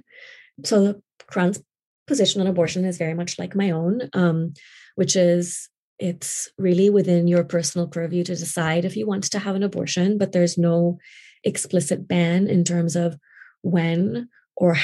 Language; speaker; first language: English; non-native, local second language; Urdu